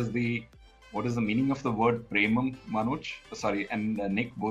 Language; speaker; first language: English; non-native, local second language; Malayalam